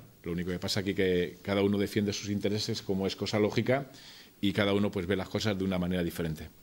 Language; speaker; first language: Spanish; native; Spanish